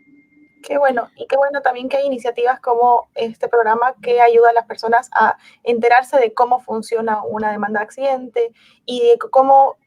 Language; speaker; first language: Spanish; native; Spanish